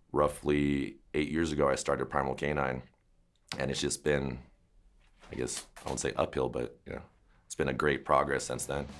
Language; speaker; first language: English; native; English